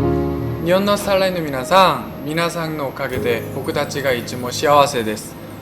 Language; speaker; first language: Japanese; non-native, learner; Korean